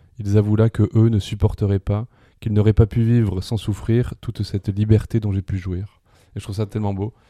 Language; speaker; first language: French; early bilingual, other home language; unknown